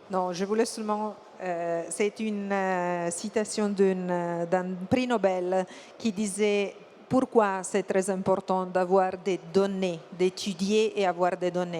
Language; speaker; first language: French; non-native, fluent; Italian